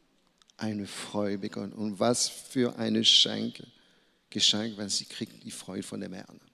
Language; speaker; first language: German; non-native, learner; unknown